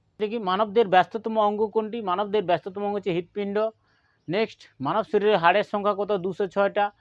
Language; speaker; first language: Bangla; non-native, local second language; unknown